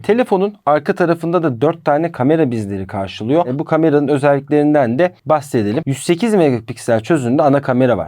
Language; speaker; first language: Turkish; native; Turkish